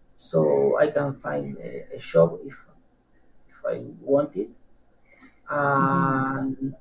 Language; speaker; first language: English; non-native, learner; Spanish